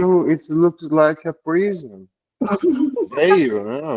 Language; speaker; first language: English; non-native, learner; Portuguese